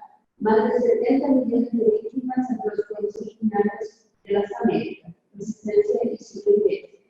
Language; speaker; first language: Spanish; non-native, fluent; Portuguese